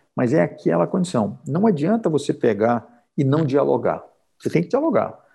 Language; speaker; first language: Portuguese; native; Portuguese